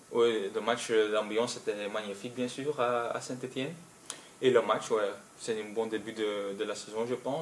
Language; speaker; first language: French; non-native, local second language; Dutch